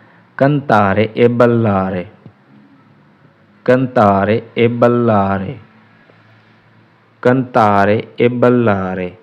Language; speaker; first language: Italian; non-native, fluent; Urdu